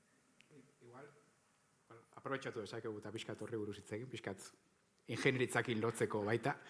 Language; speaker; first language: Basque; native; Basque